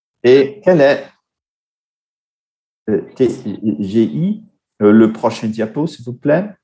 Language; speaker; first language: French; non-native, fluent; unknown